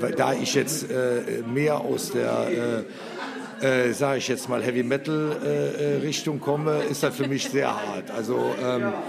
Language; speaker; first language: German; native; German